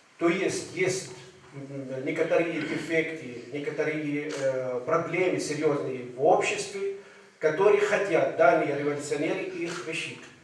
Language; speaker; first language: Russian; non-native, fluent; Arabic